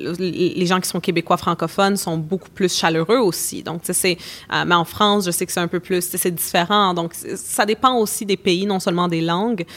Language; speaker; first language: French; native; French